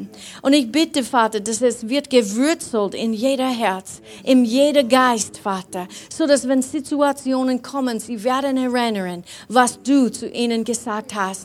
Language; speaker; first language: German; non-native, fluent; English